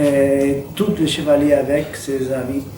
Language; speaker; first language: French; non-native, fluent; Spanish